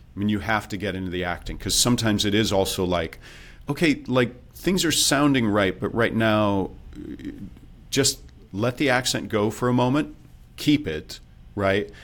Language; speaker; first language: English; native; English